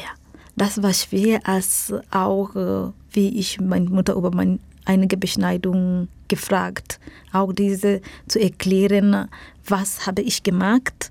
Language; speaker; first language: German; non-native, learner; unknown